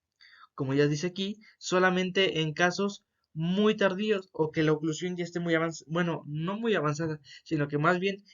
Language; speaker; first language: Spanish; native; Spanish